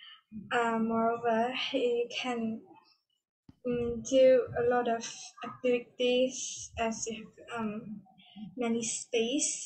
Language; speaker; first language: English; non-native, learner; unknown